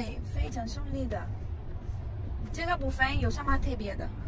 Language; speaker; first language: Chinese; non-native, learner; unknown